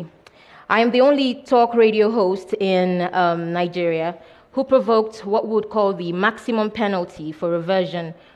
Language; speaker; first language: English; non-native, local second language; Igbo